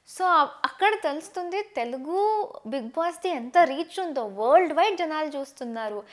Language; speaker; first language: Telugu; non-native, local second language; Tamil